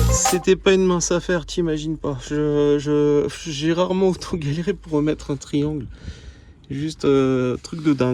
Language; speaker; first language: French; native; French